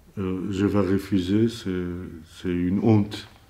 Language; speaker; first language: French; non-native, learner; Azerbaijani